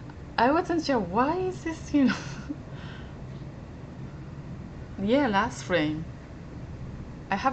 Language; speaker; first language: English; non-native, fluent; Japanese